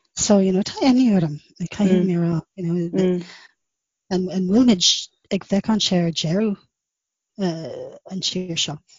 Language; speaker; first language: Irish; non-native, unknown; English